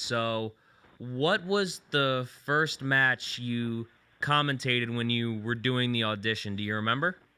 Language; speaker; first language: English; native; English